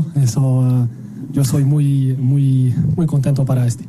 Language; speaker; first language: Spanish; non-native, learner; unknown